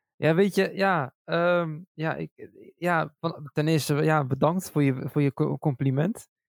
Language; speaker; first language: Dutch; early bilingual, other home language; Arabic